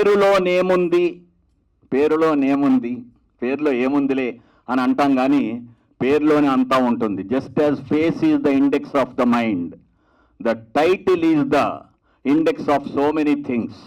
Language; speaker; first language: Telugu; native; Telugu